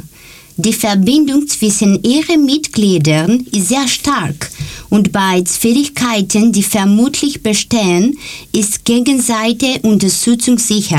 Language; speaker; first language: German; non-native, learner; Greek